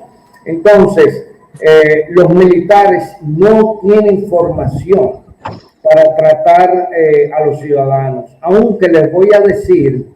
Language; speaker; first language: Spanish; native; Spanish